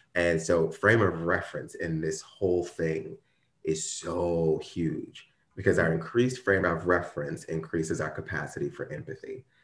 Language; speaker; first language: English; native; English